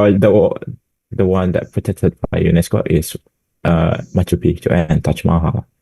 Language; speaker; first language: English; non-native, learner; Indonesian